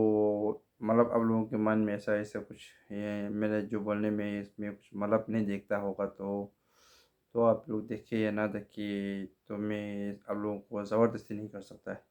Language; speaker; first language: Hindi; non-native, local second language; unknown